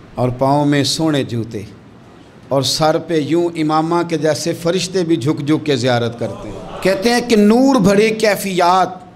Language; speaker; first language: Urdu; non-native, local second language; Punjabi